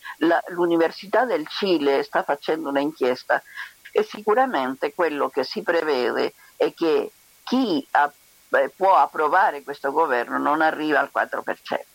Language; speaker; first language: Italian; non-native, fluent; Spanish